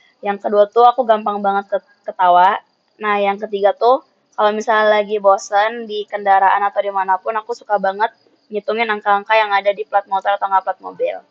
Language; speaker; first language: Indonesian; native; Indonesian